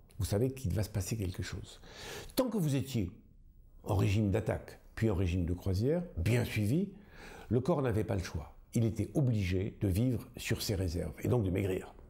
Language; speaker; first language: French; native; French